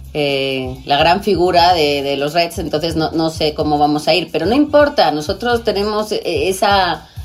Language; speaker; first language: Spanish; native; Spanish